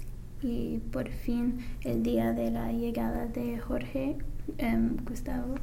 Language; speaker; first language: Spanish; non-native, learner; English